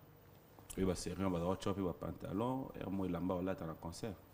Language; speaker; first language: French; non-native, local second language; Lingala